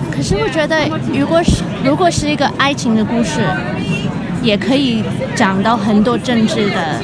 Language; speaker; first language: Chinese; early bilingual, other home language; Cantonese